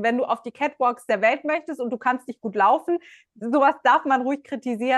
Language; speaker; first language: German; native; German